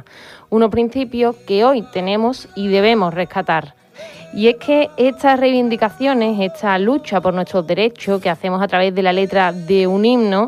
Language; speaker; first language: Spanish; native; Spanish